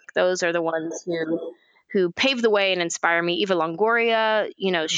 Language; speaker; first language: English; native; English